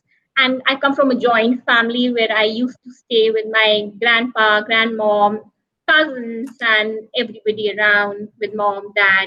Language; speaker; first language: English; non-native, local second language; Hindi